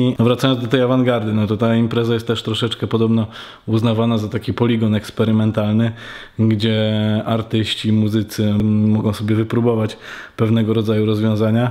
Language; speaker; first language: Polish; native; Polish